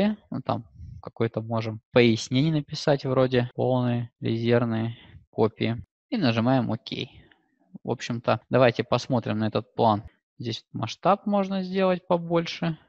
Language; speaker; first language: Russian; native; Russian